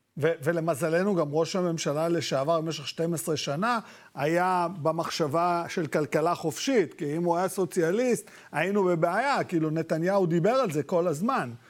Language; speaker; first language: Hebrew; native; Hebrew